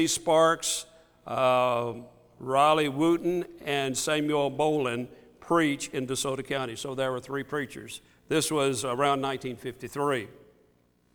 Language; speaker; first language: English; native; English